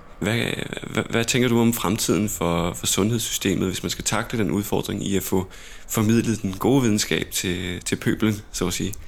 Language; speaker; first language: Danish; native; Danish